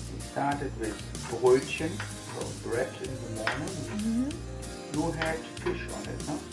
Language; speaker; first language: English; non-native, fluent; German